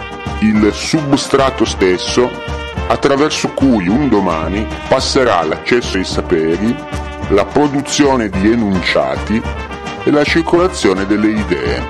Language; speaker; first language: Italian; native; Italian